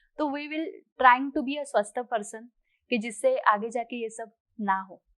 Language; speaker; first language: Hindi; non-native, local second language; Marathi